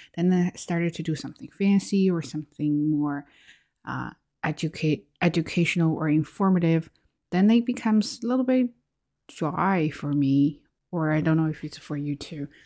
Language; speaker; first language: English; non-native, fluent; Chinese